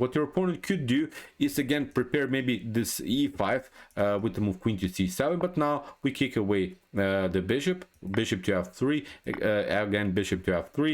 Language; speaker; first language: English; non-native, fluent; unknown